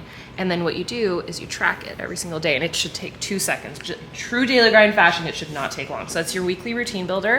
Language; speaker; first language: English; native; English